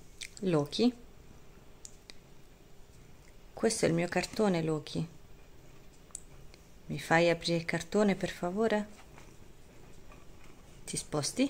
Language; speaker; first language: Italian; native; Italian